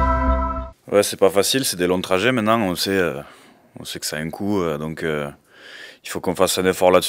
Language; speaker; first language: French; native; French